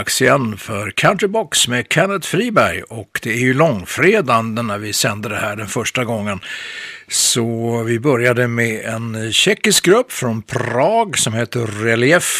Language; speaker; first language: Swedish; native; Swedish